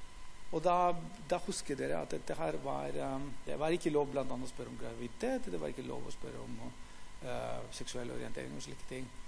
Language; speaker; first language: Norwegian; non-native, fluent; Greek